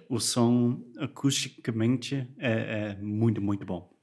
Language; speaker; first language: Portuguese; non-native, fluent; English